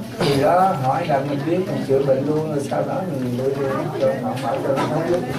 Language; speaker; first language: Vietnamese; early bilingual, heritage; Vietnamese